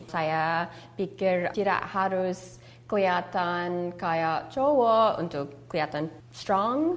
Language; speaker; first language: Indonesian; early bilingual, heritage; English